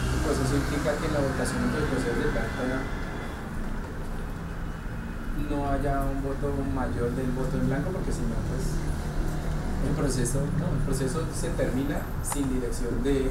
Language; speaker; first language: Spanish; native; Spanish